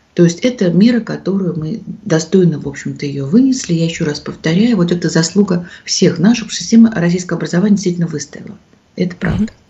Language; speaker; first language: Russian; native; Russian